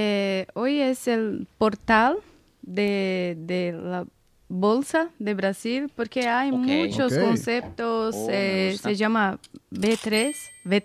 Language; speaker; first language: Spanish; non-native, learner; Portuguese